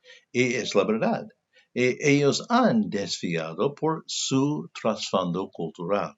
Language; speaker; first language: Spanish; non-native, fluent; English